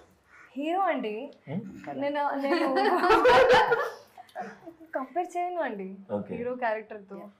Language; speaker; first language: Telugu; non-native, fluent; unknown